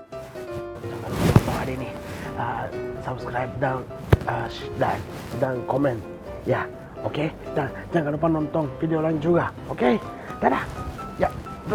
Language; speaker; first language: Indonesian; non-native, learner; Japanese